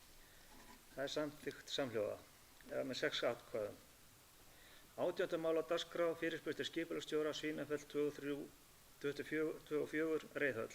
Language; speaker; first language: Icelandic; native; Icelandic